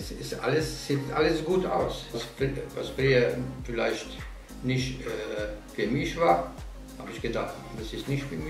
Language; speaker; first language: German; non-native, fluent; Slovenian